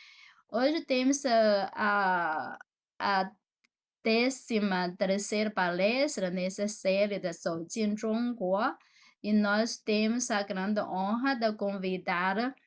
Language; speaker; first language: Portuguese; non-native, fluent; Chinese